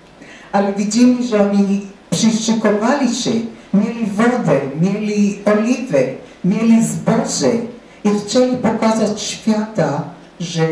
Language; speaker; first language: Polish; non-native, fluent; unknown